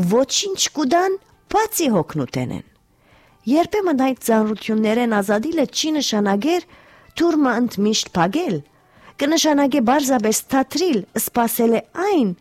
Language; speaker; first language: Armenian; early bilingual, heritage; Armenian